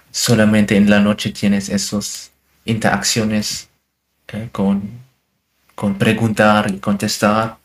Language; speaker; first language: Spanish; non-native, learner; German